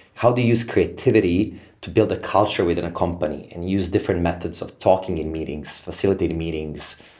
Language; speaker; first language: English; non-native, fluent; Serbian